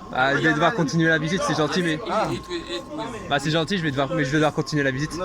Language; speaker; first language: French; native; French